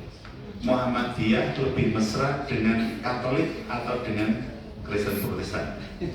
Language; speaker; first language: Indonesian; native; Indonesian